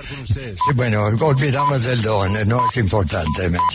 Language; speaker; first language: Spanish; non-native, fluent; English